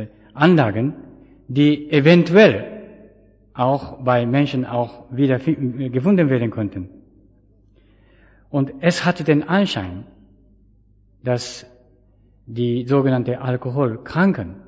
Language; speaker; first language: German; non-native, fluent; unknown